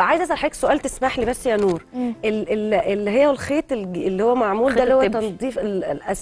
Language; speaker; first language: Arabic; native; Arabic